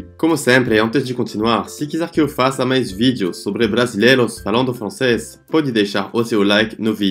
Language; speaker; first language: Portuguese; non-native, fluent; French